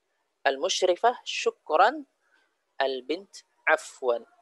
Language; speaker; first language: Arabic; non-native, fluent; Indonesian